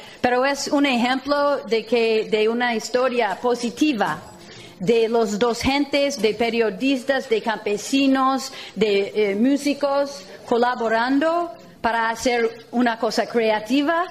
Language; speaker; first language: Spanish; non-native, fluent; English